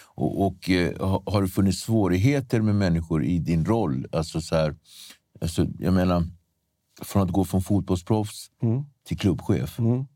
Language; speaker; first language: Swedish; native; Swedish